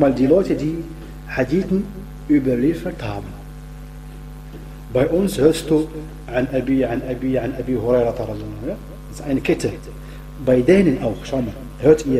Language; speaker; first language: German; non-native, fluent; Arabic